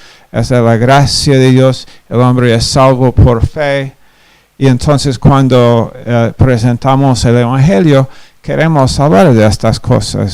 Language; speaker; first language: Spanish; non-native, fluent; English